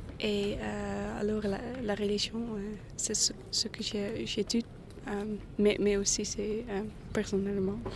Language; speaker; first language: French; non-native, learner; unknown